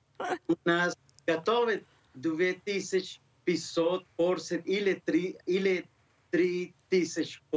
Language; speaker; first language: Russian; non-native, learner; Spanish